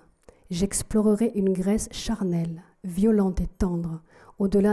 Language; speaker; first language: French; native; French